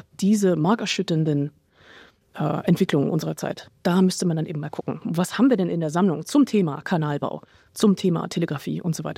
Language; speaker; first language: German; native; German